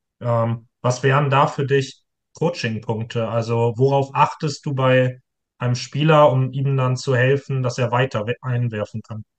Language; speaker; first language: German; native; German